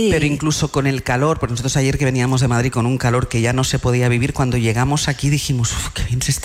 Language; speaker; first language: Spanish; native; Spanish